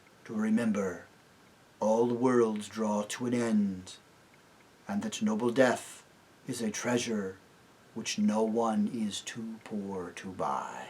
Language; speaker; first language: English; native; English